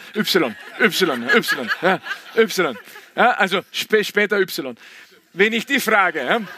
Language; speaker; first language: German; native; German